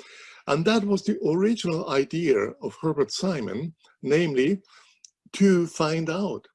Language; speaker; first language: English; non-native, fluent; German